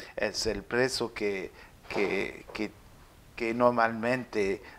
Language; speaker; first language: Spanish; non-native, learner; French